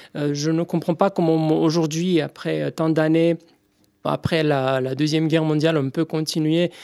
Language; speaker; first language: French; non-native, fluent; Romanian